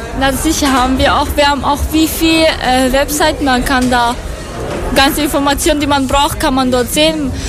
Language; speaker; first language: German; non-native, fluent; Persian